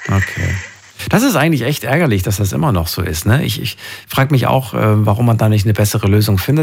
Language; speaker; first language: German; native; German